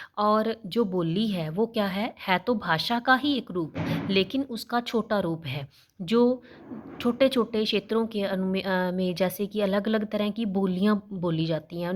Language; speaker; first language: Hindi; non-native, local second language; Punjabi